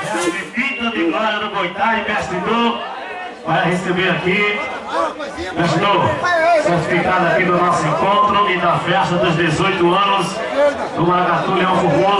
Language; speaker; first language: Portuguese; native; Portuguese